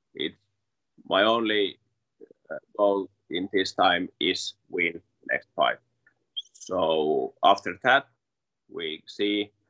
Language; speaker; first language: English; non-native, learner; Finnish